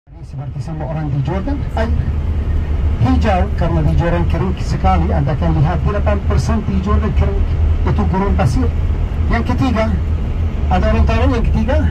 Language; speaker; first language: Indonesian; non-native, learner; Arabic